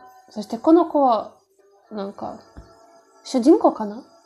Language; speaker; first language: Japanese; non-native, learner; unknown